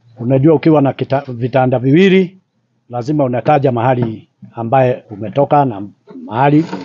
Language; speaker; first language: Swahili; non-native, local second language; Kikuyu